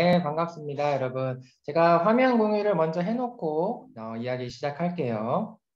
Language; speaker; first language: Korean; native; Korean